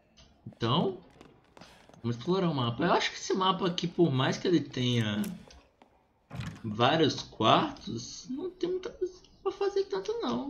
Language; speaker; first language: Portuguese; native; Portuguese